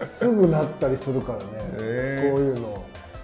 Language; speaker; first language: Japanese; native; Japanese